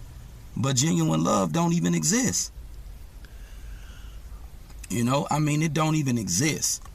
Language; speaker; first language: English; native; English